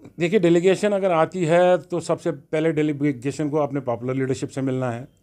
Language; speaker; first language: Hindi; non-native, local second language; Kashmiri